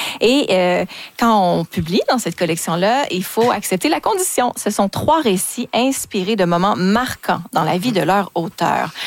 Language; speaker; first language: French; native; French